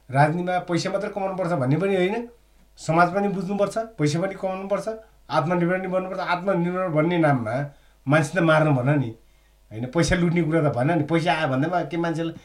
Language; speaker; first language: Nepali; native; Nepali